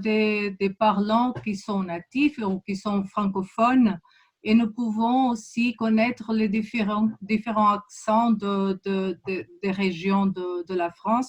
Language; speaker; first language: French; non-native, fluent; Portuguese